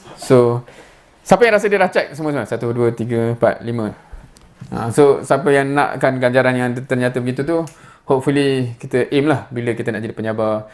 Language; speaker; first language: Malay; native; Malay